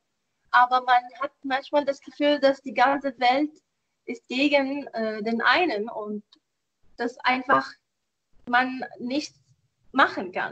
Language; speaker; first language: German; non-native, fluent; Arabic